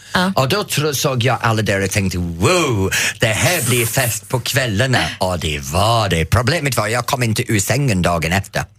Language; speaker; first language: Swedish; non-native, fluent; English